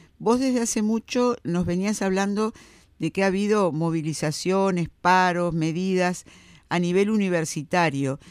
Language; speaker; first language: Spanish; native; Spanish